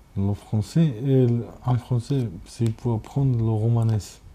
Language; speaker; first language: French; non-native, fluent; Romany